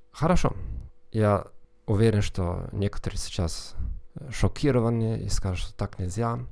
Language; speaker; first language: Russian; non-native, fluent; German